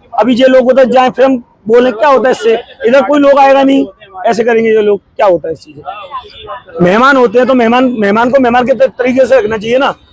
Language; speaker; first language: Hindi; native; Hindi